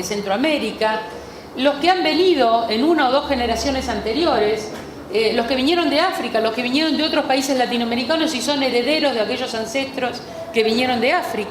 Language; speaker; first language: Spanish; native; Spanish